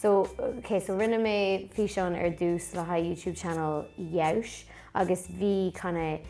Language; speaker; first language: Irish; non-native, local second language; English